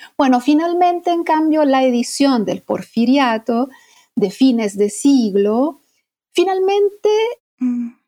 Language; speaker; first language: Spanish; non-native, fluent; Italian